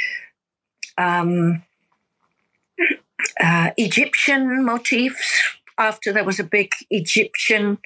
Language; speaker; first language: English; native; English